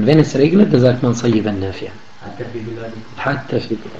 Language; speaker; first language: German; non-native, learner; Arabic